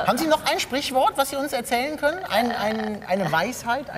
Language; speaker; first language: German; native; German